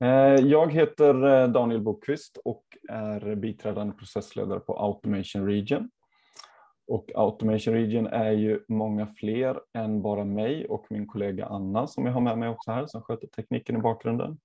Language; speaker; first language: Swedish; native; Swedish